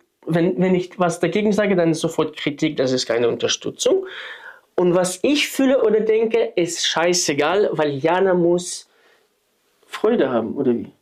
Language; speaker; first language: German; non-native, fluent; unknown